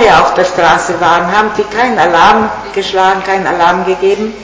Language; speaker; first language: German; non-native, fluent; Italian